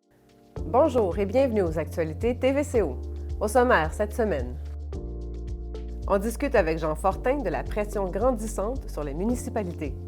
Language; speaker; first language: French; native; French